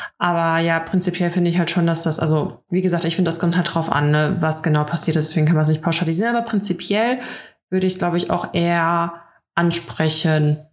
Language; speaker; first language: German; early bilingual, other home language; Russian